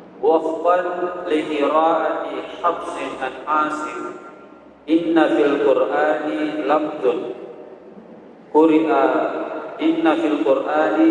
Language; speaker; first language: Arabic; non-native, fluent; Indonesian